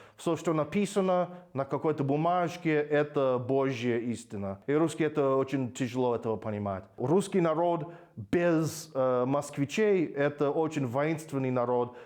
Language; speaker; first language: Russian; non-native, fluent; English